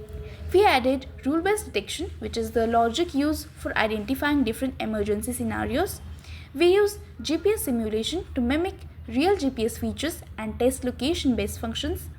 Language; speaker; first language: English; non-native, learner; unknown